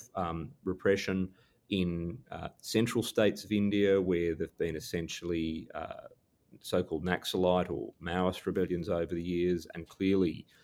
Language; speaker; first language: English; native; English